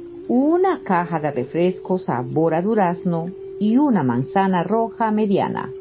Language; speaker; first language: Spanish; native; Spanish